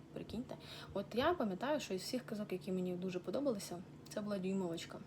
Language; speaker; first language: Ukrainian; non-native, local second language; Russian